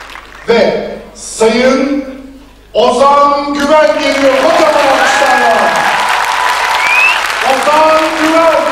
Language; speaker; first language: Turkish; native; Turkish